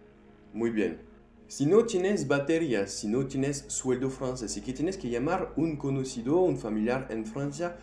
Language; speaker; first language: Spanish; non-native, fluent; French